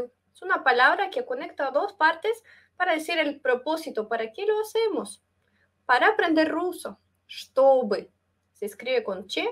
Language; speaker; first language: Spanish; non-native, fluent; Russian